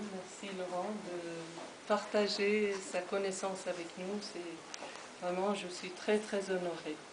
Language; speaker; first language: French; non-native, fluent; Persian